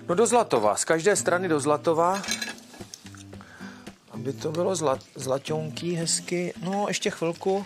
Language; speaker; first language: Czech; native; Czech